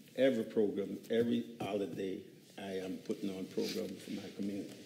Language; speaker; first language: English; native; English